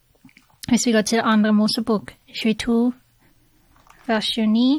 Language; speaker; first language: Norwegian; non-native, fluent; English